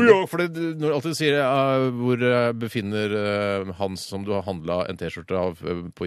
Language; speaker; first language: Norwegian; native; Norwegian